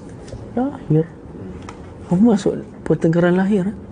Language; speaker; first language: Malay; native; Malay